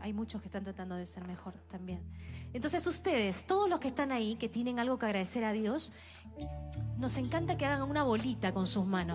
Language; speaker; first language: Spanish; native; Spanish